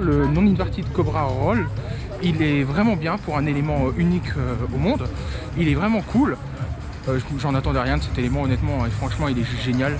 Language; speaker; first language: French; native; French